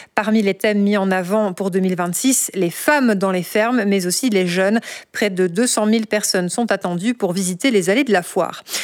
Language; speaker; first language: French; native; French